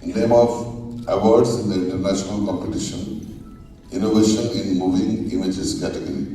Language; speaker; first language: English; non-native, local second language; Bangla